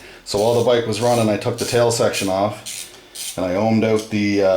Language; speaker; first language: English; native; English